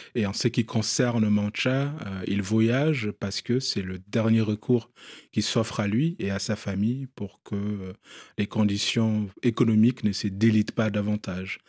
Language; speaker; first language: French; non-native, local second language; Bambara